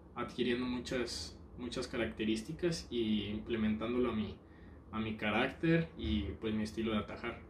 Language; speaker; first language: Spanish; native; Spanish